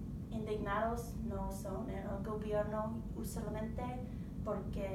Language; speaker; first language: Spanish; non-native, learner; English